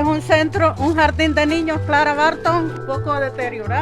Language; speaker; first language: Spanish; native; Spanish